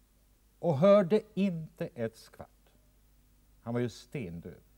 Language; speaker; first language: Swedish; non-native, fluent; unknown